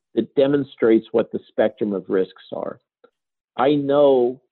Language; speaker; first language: English; native; English